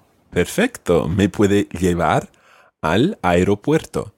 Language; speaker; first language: Spanish; non-native, fluent; English